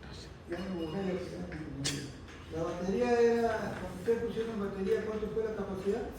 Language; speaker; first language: Spanish; native; Spanish